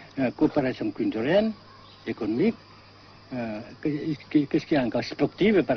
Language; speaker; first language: French; non-native, local second language; Vietnamese